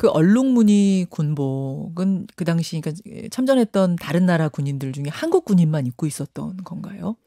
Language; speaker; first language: Korean; native; Korean